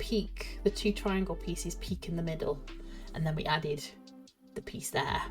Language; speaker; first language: English; native; English